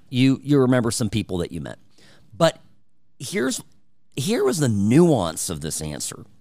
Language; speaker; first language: English; early bilingual, other home language; Czech